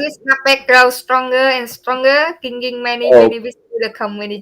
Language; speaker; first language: English; non-native, learner; Vietnamese